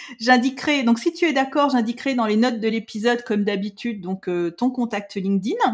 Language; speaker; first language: French; native; French